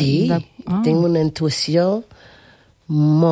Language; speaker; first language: Catalan; non-native, learner; English